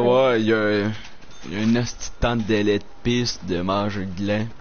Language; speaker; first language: French; native; French